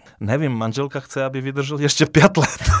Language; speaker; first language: Czech; non-native, fluent; Serbian